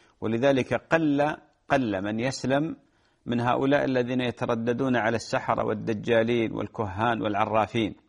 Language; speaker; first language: Arabic; native; Arabic